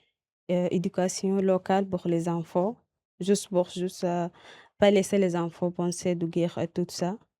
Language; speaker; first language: French; non-native, local second language; Arabic